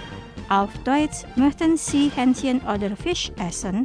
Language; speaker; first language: German; non-native, fluent; Indonesian